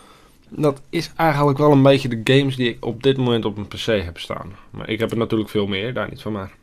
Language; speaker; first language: Dutch; native; Dutch